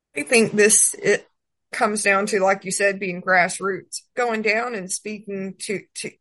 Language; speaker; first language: English; native; English